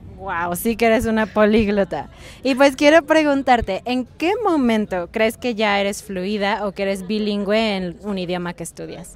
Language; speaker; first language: Spanish; native; Spanish